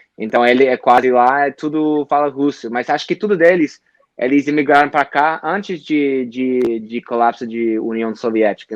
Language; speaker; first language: Portuguese; non-native, fluent; English